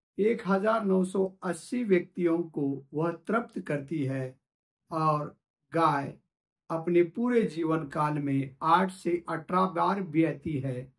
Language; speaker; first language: Hindi; non-native, local second language; Marathi